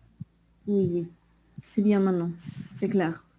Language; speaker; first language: French; non-native, learner; Arabic